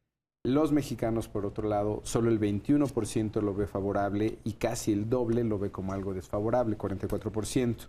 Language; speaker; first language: Spanish; native; Spanish